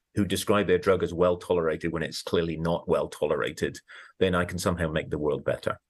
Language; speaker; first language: English; native; English